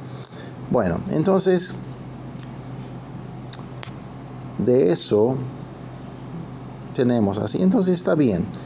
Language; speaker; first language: Spanish; non-native, fluent; English